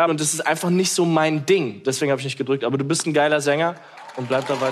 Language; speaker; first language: German; native; German